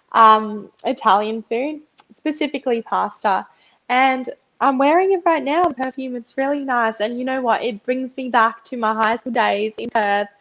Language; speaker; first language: English; early bilingual, other home language; Russian